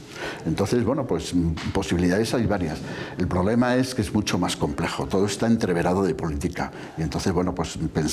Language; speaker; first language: Spanish; native; Spanish